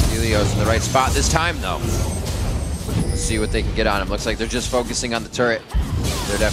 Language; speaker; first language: English; native; English